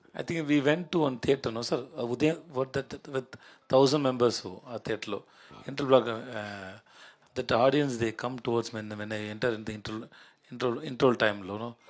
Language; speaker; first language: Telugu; non-native, learner; Tamil